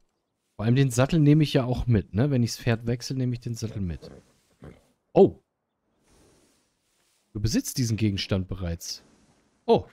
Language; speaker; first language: German; native; German